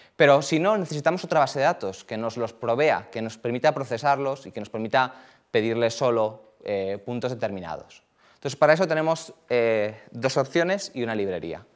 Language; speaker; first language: Spanish; native; Spanish